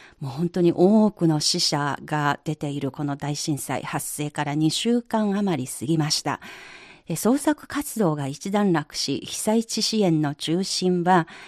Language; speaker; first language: Japanese; non-native, fluent; Chinese